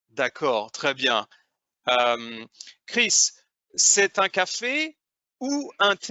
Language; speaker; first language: French; non-native, fluent; English